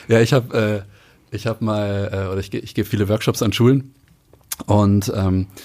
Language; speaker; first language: German; native; German